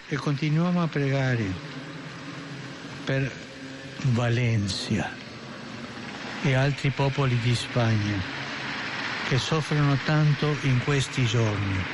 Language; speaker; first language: Italian; non-native, fluent; Spanish